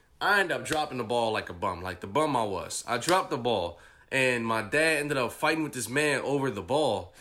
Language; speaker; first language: English; native; English